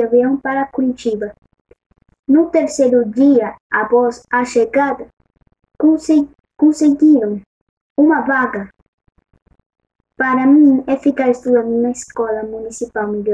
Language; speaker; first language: Portuguese; early bilingual, other home language; Spanish